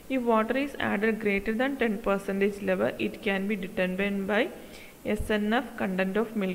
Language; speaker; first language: English; non-native, local second language; Malayalam